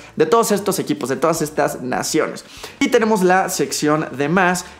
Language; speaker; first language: Spanish; native; Spanish